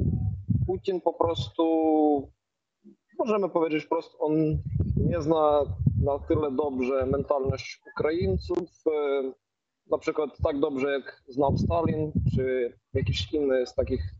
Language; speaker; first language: Polish; non-native, fluent; Ukrainian